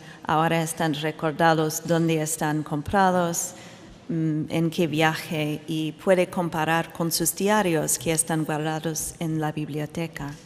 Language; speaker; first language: Spanish; non-native, fluent; English